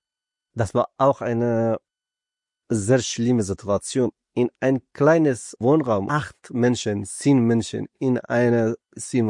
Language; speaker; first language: German; non-native, learner; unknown